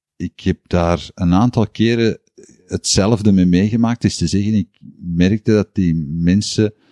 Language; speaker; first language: Dutch; native; Dutch